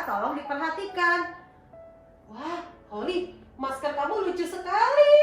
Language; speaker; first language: Indonesian; native; Indonesian